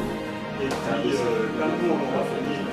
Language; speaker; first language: French; native; French